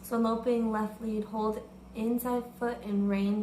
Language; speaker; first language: English; native; English